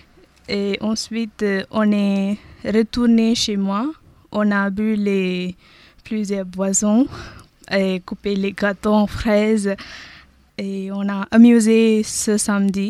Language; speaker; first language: French; non-native, learner; Tamil